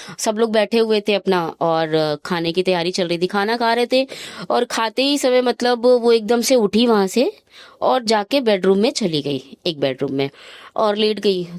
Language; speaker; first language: Hindi; native; Hindi